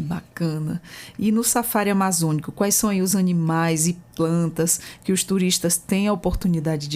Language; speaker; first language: Portuguese; native; Portuguese